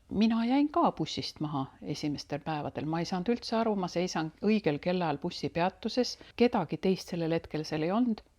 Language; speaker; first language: Estonian; native; Estonian